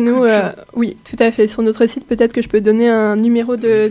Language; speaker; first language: French; native; French